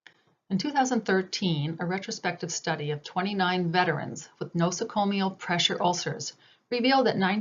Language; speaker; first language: English; native; English